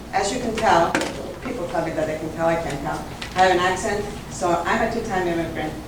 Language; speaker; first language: English; early bilingual, other home language; Italian